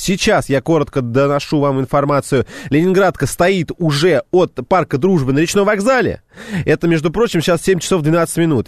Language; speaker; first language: Russian; native; Russian